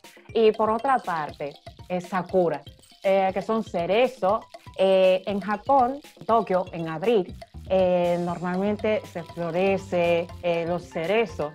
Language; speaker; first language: Spanish; non-native, fluent; Japanese